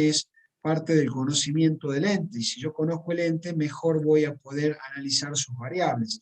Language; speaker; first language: Spanish; native; Spanish